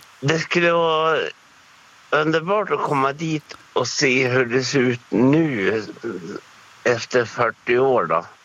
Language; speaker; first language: Swedish; native; Swedish